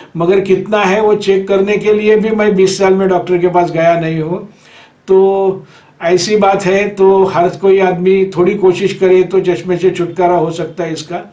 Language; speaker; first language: Hindi; non-native, local second language; Marathi